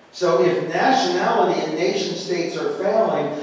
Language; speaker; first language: English; native; English